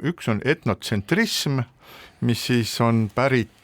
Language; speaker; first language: Estonian; native; Estonian